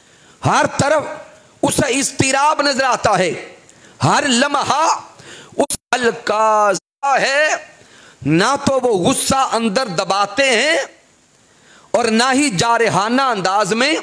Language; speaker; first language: Urdu; native; Urdu